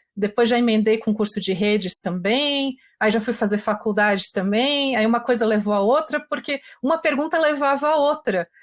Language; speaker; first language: Portuguese; native; Portuguese